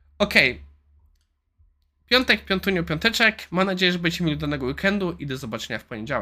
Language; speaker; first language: Polish; native; Polish